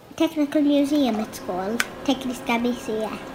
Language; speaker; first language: English; native; English